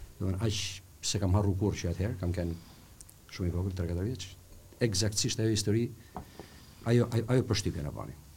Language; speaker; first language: Albanian; native; Albanian